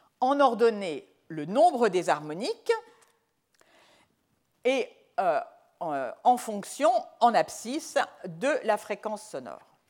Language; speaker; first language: French; native; French